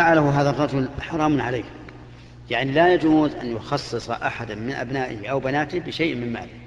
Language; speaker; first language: Arabic; native; Arabic